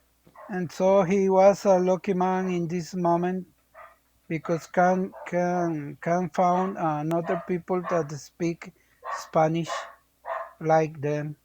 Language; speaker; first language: English; non-native, learner; Spanish